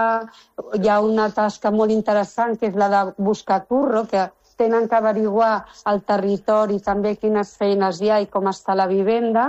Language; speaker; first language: Catalan; non-native, local second language; Spanish